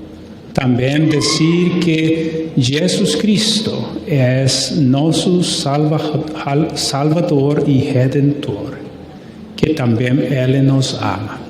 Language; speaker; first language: Portuguese; non-native, learner; Spanish